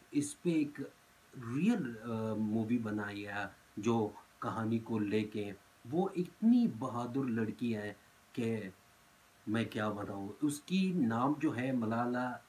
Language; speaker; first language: Urdu; non-native, fluent; Pashto